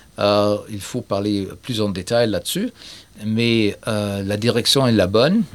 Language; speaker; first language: French; non-native, fluent; German